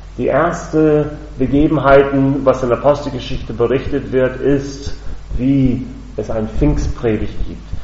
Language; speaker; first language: German; non-native, fluent; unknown